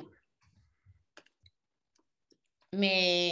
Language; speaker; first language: French; non-native, learner; Spanish